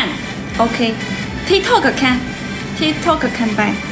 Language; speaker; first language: English; non-native, learner; Chinese